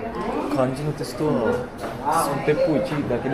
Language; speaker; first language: Japanese; non-native, learner; Sinhala